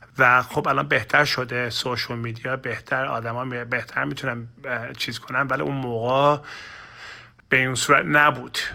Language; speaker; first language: Persian; non-native, learner; Turkish